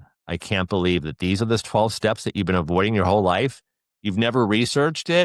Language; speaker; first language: English; native; English